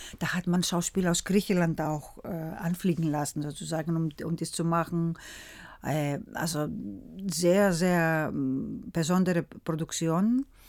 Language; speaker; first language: German; early bilingual, other home language; Greek